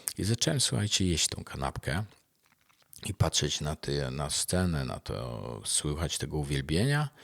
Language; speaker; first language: Polish; native; Polish